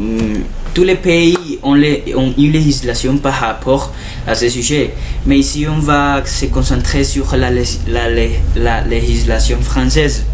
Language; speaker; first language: French; non-native, learner; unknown